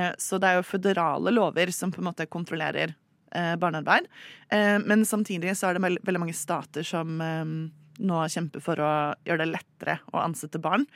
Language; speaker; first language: Norwegian; native; Norwegian